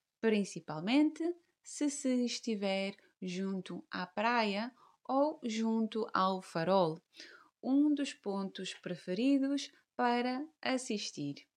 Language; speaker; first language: Portuguese; native; Portuguese